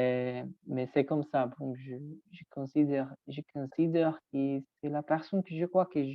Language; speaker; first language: French; non-native, learner; Spanish